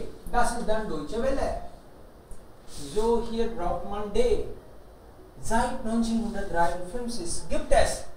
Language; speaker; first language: German; non-native, learner; Hindi